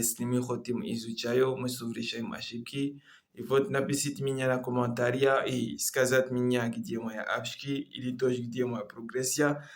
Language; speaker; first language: Russian; non-native, learner; Comorian